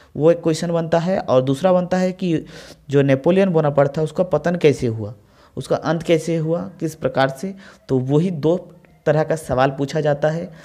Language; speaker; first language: Hindi; native; Hindi